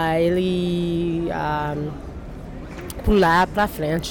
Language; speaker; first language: Portuguese; non-native, learner; English